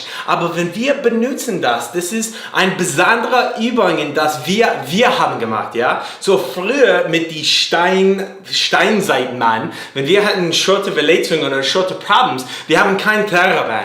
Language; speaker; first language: German; non-native, learner; English